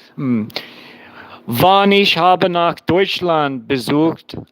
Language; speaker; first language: German; non-native, learner; English